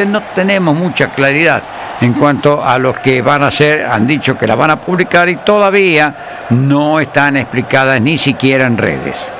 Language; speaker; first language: Spanish; native; Spanish